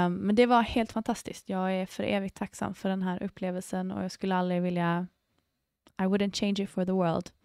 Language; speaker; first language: Swedish; early bilingual, other home language; English